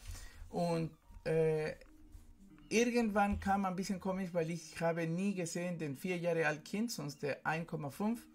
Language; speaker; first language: German; non-native, fluent; Spanish